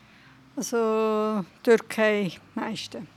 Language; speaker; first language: German; non-native, fluent; Turkish